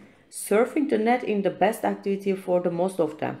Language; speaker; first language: English; non-native, fluent; Turkish